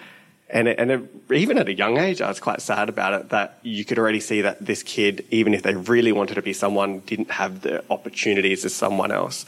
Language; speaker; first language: English; native; English